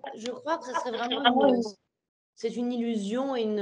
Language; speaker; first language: French; native; French